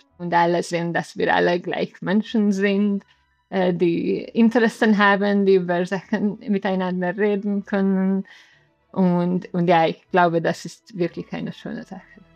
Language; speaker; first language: German; non-native, fluent; Hungarian